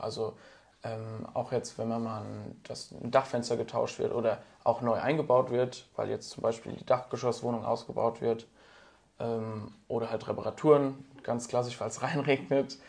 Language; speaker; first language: German; native; German